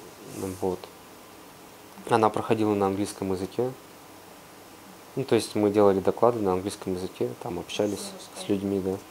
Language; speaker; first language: Russian; native; Russian